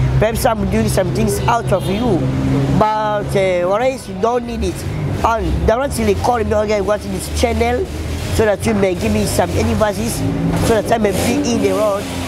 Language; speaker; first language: English; non-native, learner; Lingala